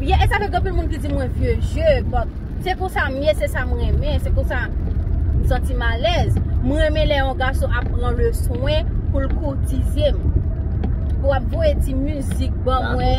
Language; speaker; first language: French; non-native, local second language; Haitian Creole